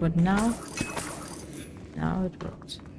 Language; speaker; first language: English; non-native, learner; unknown